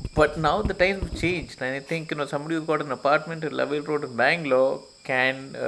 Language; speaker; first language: English; non-native, local second language; Malayalam